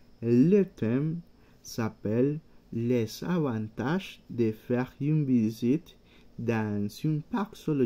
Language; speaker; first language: French; non-native, learner; Spanish